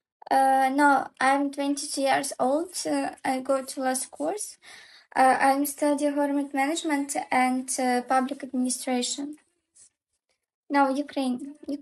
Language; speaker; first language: English; non-native, learner; Ukrainian